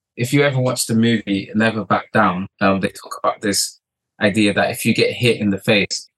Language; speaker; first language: English; early bilingual, other home language; Portuguese